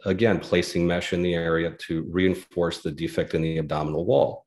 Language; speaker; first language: English; native; English